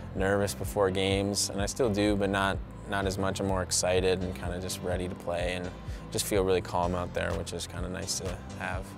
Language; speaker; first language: English; native; English